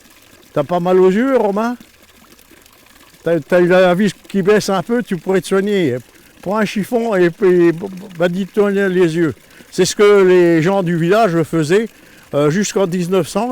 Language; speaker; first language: French; native; French